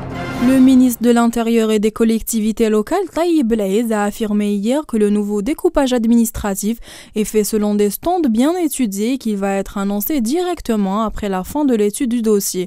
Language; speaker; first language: French; non-native, local second language; Arabic